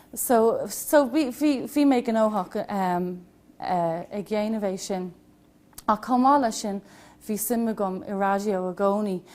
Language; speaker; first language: Irish; non-native, local second language; English